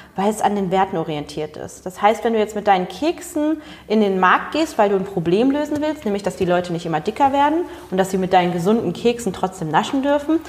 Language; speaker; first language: German; native; German